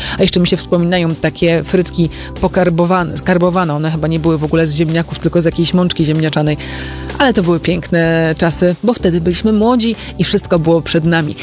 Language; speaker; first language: Polish; native; Polish